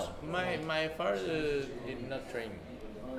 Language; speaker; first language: English; non-native, learner; Japanese